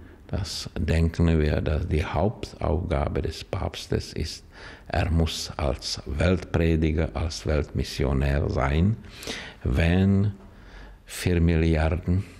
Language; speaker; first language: German; non-native, learner; Czech